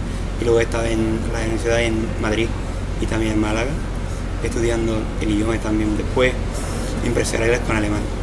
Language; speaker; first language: Spanish; non-native, fluent; English